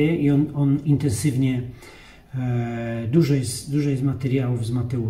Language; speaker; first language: Polish; native; Polish